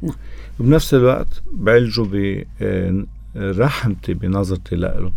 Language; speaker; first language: Arabic; native; Arabic